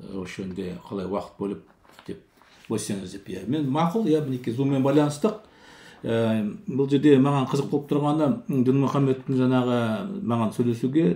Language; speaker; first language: Kazakh; native; Kazakh